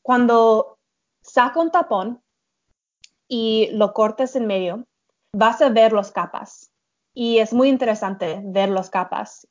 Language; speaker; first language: Spanish; non-native, learner; English